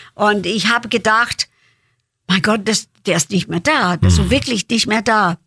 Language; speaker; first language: German; non-native, fluent; English